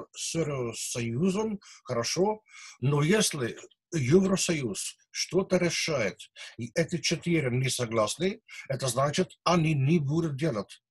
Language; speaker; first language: Russian; non-native, learner; Dutch